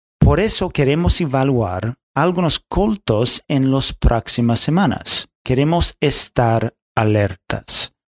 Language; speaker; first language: Spanish; non-native, fluent; English